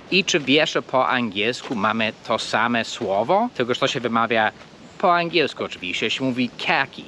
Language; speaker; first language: Polish; non-native, fluent; English